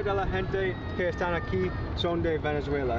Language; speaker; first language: Spanish; non-native, learner; English